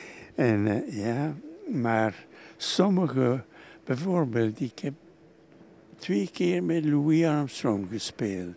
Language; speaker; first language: Dutch; non-native, local second language; French